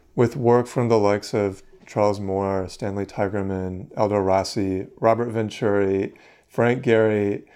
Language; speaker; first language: English; native; English